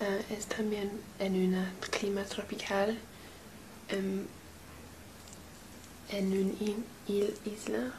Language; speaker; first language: Spanish; non-native, learner; English